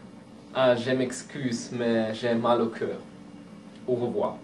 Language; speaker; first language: French; non-native, learner; English